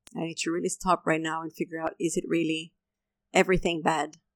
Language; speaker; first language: English; non-native, fluent; Portuguese